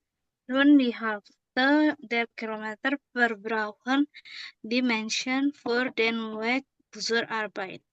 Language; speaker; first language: German; non-native, learner; Indonesian